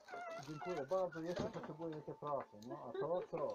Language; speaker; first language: Polish; non-native, learner; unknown